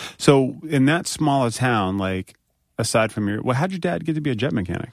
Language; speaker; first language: English; native; English